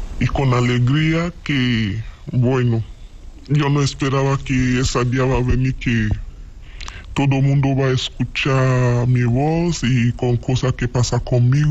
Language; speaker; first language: Spanish; non-native, learner; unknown